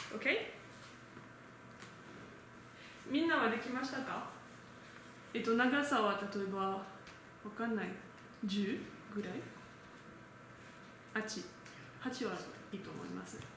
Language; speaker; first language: Japanese; non-native, learner; French